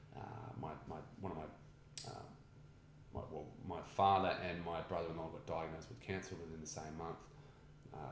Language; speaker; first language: English; native; English